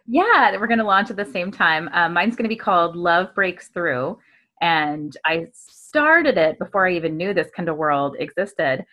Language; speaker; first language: English; native; English